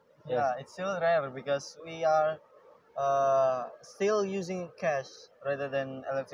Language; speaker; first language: English; non-native, learner; Indonesian